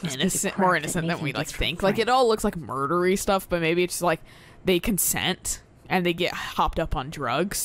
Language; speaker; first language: English; native; English